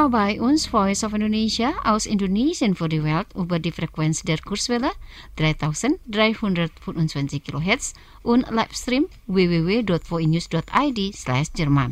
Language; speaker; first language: German; non-native, fluent; Indonesian